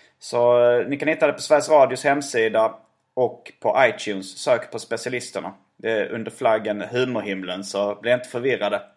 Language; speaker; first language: Swedish; native; Swedish